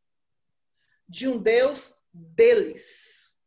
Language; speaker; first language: Portuguese; native; Portuguese